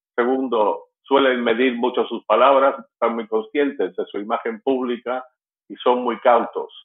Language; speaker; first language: Spanish; native; Spanish